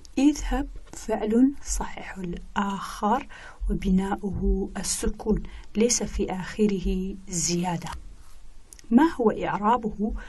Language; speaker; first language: Arabic; non-native, local second language; Kurdish